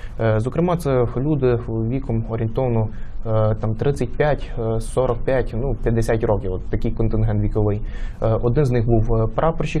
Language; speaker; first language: Ukrainian; native; Ukrainian